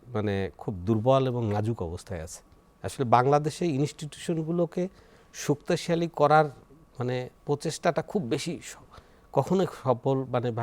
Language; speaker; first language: Bangla; native; Bangla